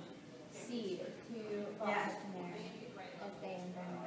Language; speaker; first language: Spanish; non-native, learner; English